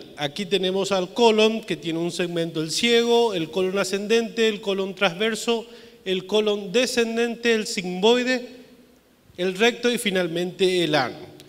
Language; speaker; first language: Spanish; native; Spanish